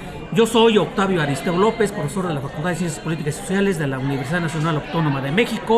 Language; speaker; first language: Spanish; native; Spanish